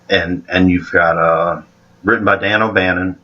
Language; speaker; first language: English; native; English